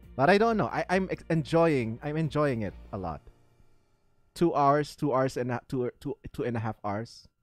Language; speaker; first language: English; non-native, local second language; Filipino